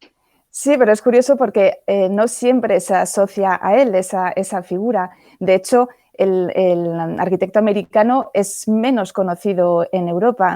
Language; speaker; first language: Spanish; native; Spanish